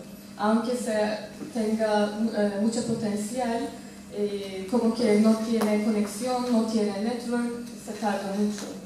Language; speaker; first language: Spanish; non-native, fluent; Turkish